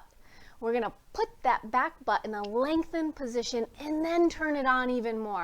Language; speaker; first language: English; native; English